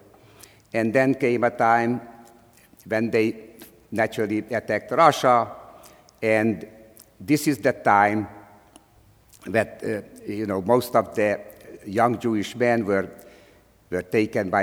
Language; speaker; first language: English; non-native, fluent; Slovak